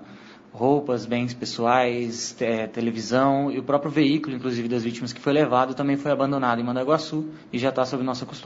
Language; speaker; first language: Portuguese; native; Portuguese